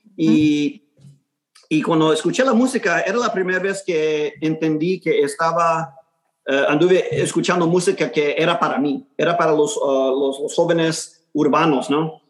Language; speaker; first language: Spanish; early bilingual, heritage; Spanish